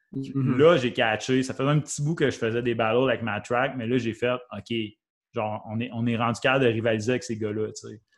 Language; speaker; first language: French; native; French